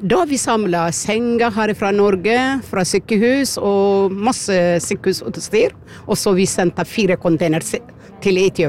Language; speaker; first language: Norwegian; early bilingual, other home language; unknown